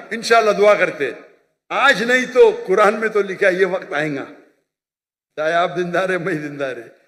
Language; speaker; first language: Hindi; non-native, local second language; Konkani